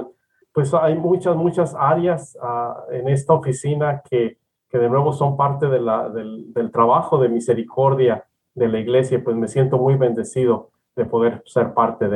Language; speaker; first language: Spanish; native; Spanish